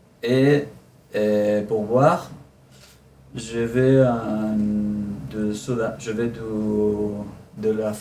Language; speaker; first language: French; non-native, learner; Spanish